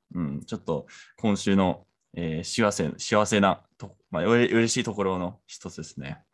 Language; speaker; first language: Japanese; non-native, fluent; English